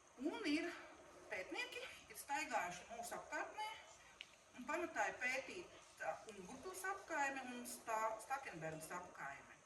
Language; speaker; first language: Latvian; native; Latvian